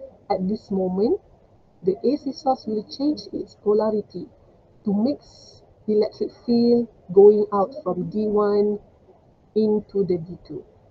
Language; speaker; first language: English; non-native, local second language; Malay